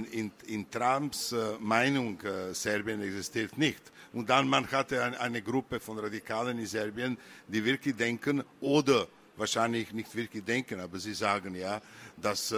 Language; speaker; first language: German; non-native, learner; Serbian